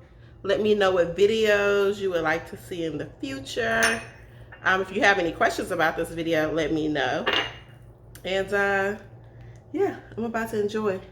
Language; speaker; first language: English; native; English